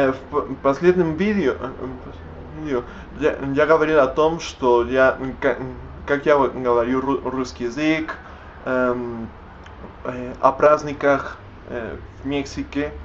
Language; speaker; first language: Russian; non-native, learner; Spanish